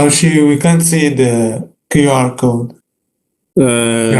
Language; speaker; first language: English; non-native, learner; Arabic